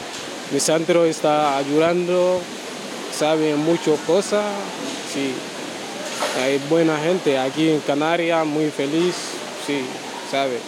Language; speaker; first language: Spanish; non-native, learner; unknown